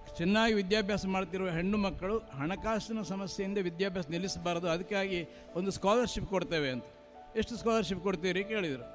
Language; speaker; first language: Kannada; non-native, local second language; Marathi